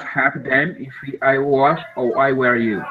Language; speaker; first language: English; non-native, learner; Spanish